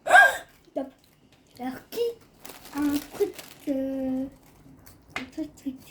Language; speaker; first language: French; native; French